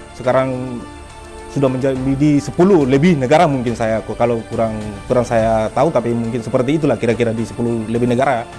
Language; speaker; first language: Indonesian; non-native, local second language; Tetum